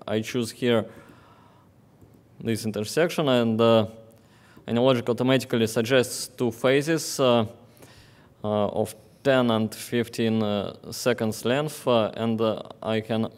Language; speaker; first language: English; non-native, fluent; Russian